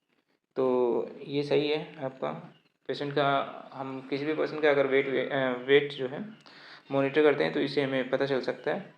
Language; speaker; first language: Hindi; native; Hindi